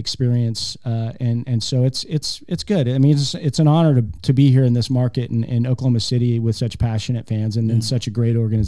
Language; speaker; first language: English; native; English